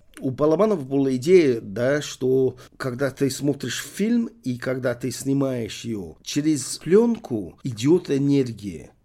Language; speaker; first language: Russian; non-native, fluent; English